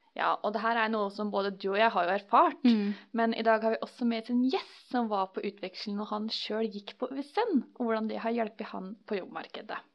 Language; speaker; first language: Norwegian; native; Norwegian